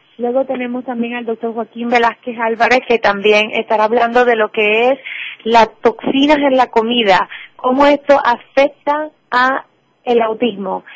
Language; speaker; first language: Spanish; native; Spanish